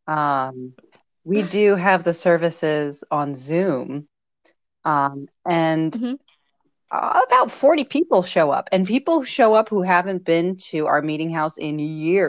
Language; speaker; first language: English; native; English